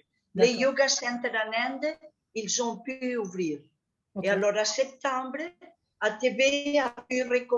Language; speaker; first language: French; non-native, fluent; Catalan